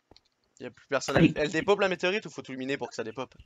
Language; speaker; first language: French; native; French